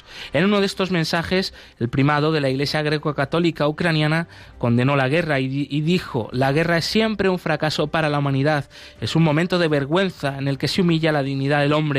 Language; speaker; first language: Spanish; native; Spanish